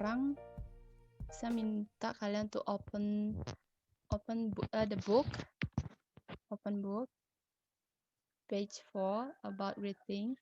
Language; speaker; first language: English; non-native, learner; Indonesian